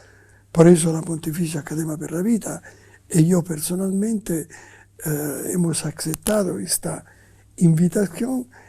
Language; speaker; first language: Spanish; non-native, fluent; Italian